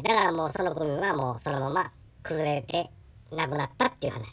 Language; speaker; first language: Japanese; native; Japanese